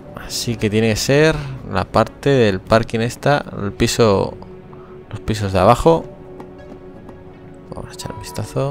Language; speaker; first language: Spanish; native; Spanish